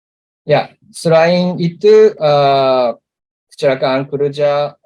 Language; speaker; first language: Indonesian; non-native, learner; Japanese